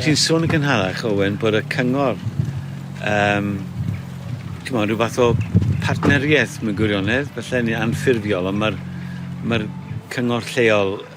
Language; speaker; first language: Welsh; native; Welsh